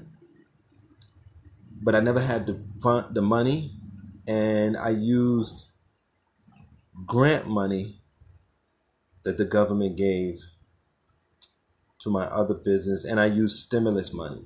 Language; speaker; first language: English; native; English